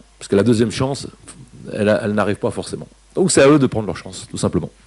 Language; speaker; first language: French; native; French